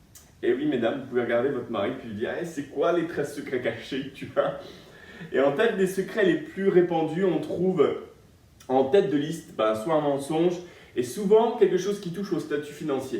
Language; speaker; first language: French; native; French